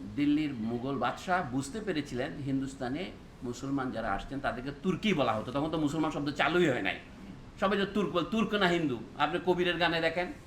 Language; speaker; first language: Bangla; non-native, local second language; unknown